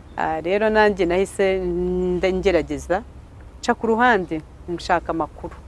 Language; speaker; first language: Kinyarwanda; early bilingual, heritage; Kinyarwanda